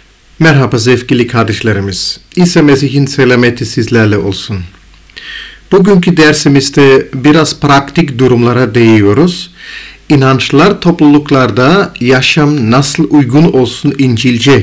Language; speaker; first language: Turkish; non-native, fluent; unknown